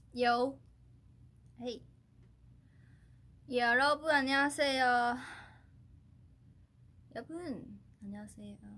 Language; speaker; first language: Korean; non-native, fluent; Chinese